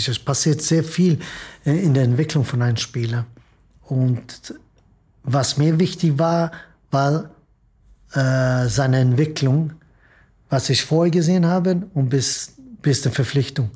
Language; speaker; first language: German; non-native, fluent; Swedish